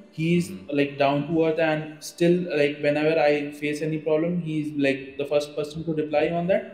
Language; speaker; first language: English; non-native, local second language; Hindi